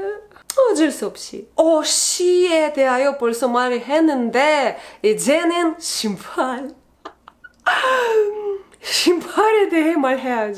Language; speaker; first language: Korean; non-native, learner; Russian